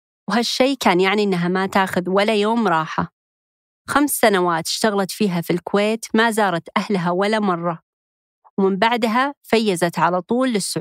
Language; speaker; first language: Arabic; native; Arabic